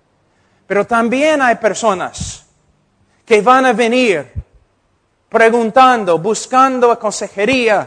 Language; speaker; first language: Spanish; non-native, fluent; English